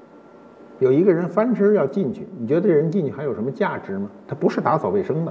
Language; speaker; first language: Chinese; native; Chinese